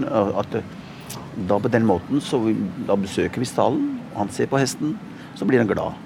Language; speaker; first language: Norwegian; early bilingual, other home language; Punjabi